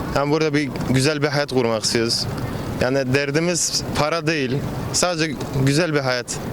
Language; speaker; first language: Turkish; early bilingual, other home language; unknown